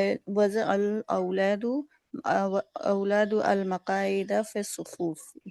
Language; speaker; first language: Arabic; non-native, learner; Urdu